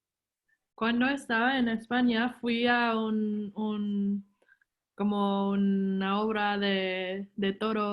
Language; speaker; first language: Spanish; non-native, learner; English